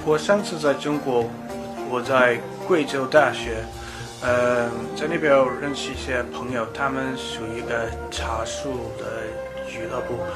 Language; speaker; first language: Chinese; non-native, fluent; English